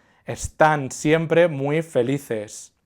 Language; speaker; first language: Spanish; non-native, fluent; English